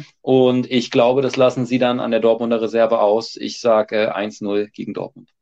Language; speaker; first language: German; native; German